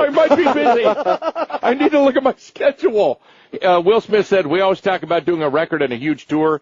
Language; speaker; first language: English; native; English